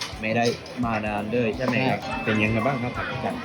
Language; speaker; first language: Thai; non-native, learner; Japanese